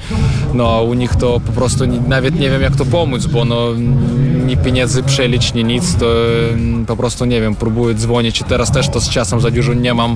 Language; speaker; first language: Polish; non-native, fluent; Russian